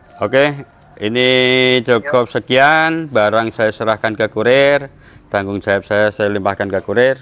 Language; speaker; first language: Indonesian; non-native, local second language; Javanese